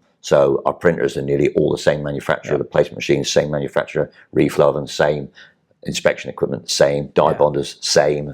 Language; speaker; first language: English; native; English